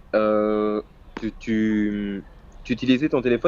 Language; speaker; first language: French; non-native, fluent; Portuguese